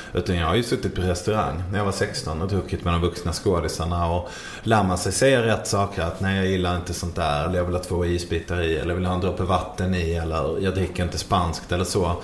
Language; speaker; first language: Swedish; native; Swedish